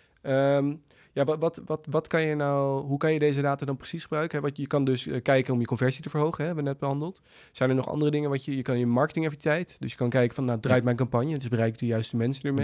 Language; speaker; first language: Dutch; native; Dutch